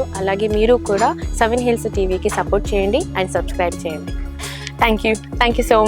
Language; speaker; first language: Telugu; non-native, learner; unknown